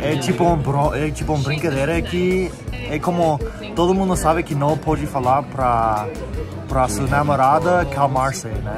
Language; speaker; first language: Portuguese; non-native, learner; English